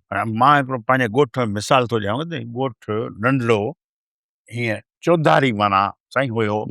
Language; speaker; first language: Sindhi; native; Sindhi